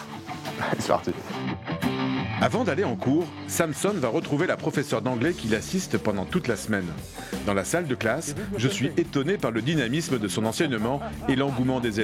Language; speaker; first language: French; native; French